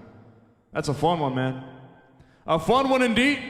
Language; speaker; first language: English; native; English